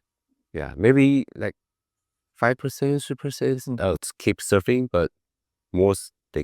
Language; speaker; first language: English; non-native, learner; Chinese